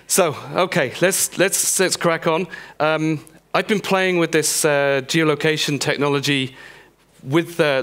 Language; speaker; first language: English; native; English